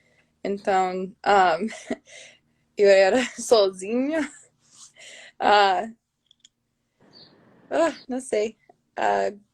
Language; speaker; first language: Portuguese; non-native, learner; English